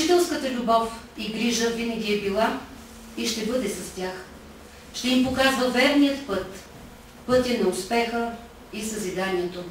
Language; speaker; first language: Bulgarian; native; Bulgarian